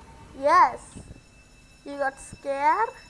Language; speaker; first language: English; non-native, learner; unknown